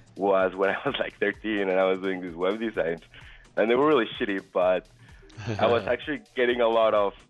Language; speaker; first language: English; non-native, fluent; Spanish